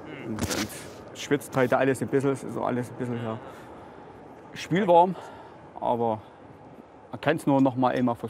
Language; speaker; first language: German; native; German